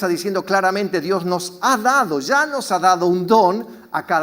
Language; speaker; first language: Spanish; native; Spanish